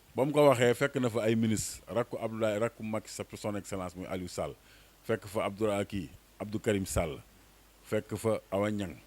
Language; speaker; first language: Wolof; native; Wolof